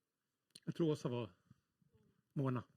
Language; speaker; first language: Swedish; native; Swedish